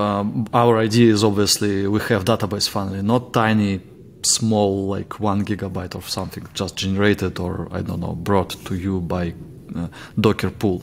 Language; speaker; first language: English; non-native, fluent; Russian